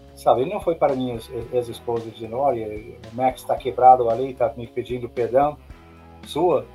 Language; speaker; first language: Portuguese; non-native, fluent; English